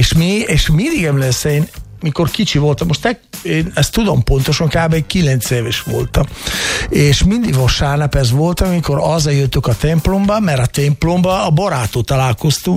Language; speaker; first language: Hungarian; non-native, fluent; Italian